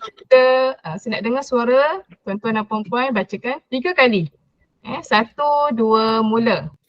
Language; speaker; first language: Malay; native; Malay